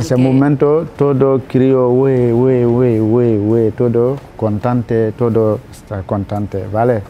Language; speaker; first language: Spanish; non-native, learner; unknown